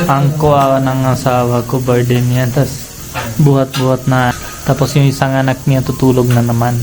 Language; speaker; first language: Filipino; non-native, learner; Punjabi